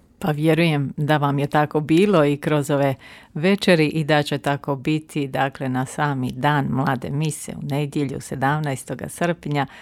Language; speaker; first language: Croatian; native; Croatian